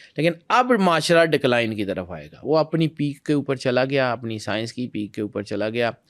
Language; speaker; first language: Urdu; non-native, local second language; Punjabi